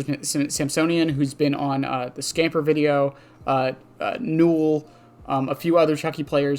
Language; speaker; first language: English; native; English